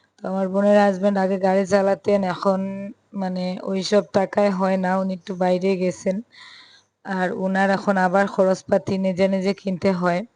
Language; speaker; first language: Bangla; native; Bangla